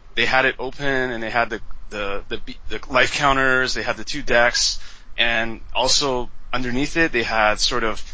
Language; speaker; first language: English; native; English